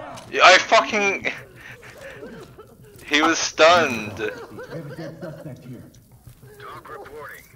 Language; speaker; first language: English; native; English